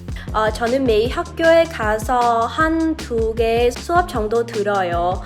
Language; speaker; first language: Korean; non-native, fluent; Vietnamese